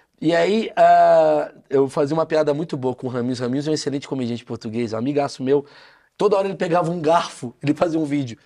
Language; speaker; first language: Portuguese; native; Portuguese